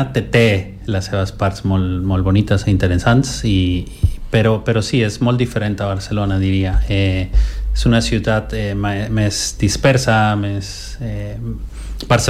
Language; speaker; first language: Catalan; non-native, fluent; Spanish